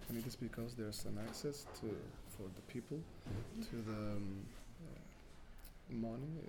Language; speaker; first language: English; non-native, fluent; Spanish